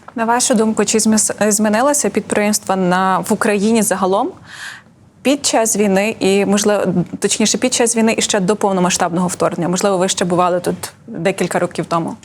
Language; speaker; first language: Ukrainian; native; Ukrainian